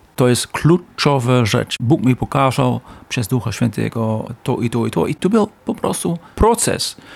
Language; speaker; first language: Polish; non-native, learner; Dutch